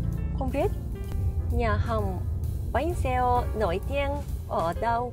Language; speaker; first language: Vietnamese; non-native, learner; Japanese